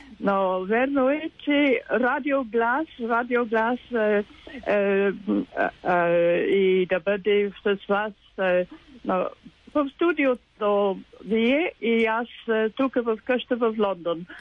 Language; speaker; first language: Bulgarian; non-native, learner; English